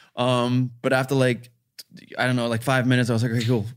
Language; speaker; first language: English; non-native, fluent; German